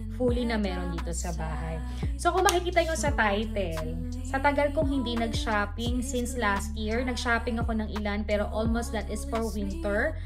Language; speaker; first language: Filipino; native; Filipino